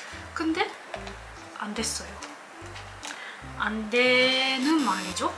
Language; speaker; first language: Korean; non-native, learner; Japanese